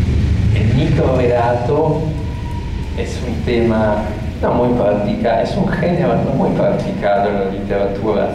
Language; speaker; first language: Spanish; non-native, fluent; Italian